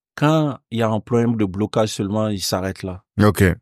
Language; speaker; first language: French; non-native, local second language; Bambara